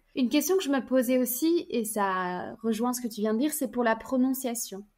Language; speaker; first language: French; native; French